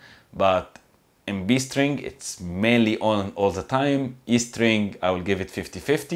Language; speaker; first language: English; non-native, fluent; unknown